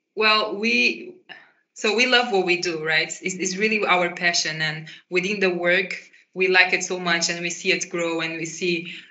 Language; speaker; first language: English; non-native, fluent; Portuguese